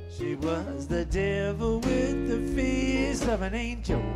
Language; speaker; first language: English; native; English